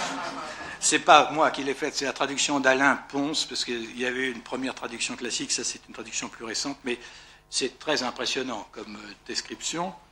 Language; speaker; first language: French; native; French